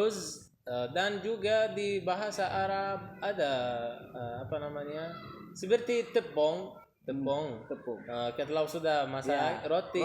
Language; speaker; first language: Indonesian; non-native, learner; Arabic